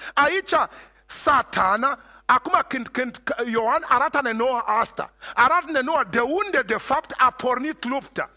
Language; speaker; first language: Romanian; non-native, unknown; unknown